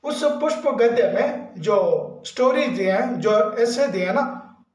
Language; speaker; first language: Hindi; non-native, local second language; Kannada